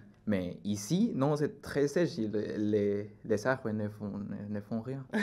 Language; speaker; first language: French; non-native, learner; Spanish